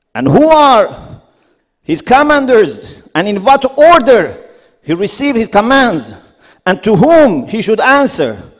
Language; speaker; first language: English; non-native, fluent; Persian